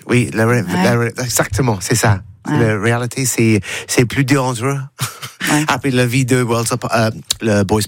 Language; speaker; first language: French; non-native, learner; English